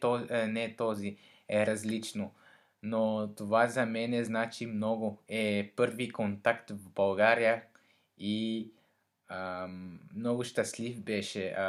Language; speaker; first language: Bulgarian; non-native, learner; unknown